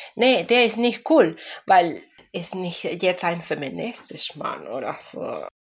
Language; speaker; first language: German; non-native, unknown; Spanish